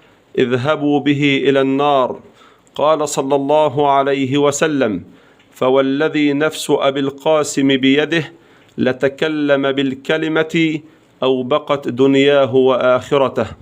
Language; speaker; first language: Arabic; native; Arabic